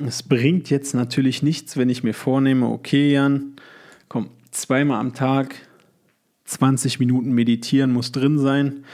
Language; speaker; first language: German; native; German